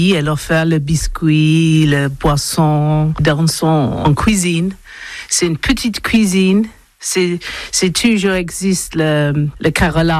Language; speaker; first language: French; non-native, learner; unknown